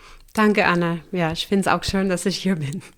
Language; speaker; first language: German; non-native, fluent; English